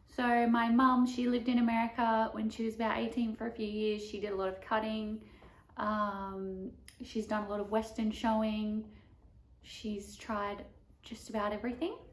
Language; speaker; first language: English; native; English